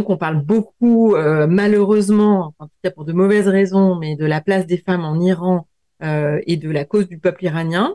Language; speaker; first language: French; native; French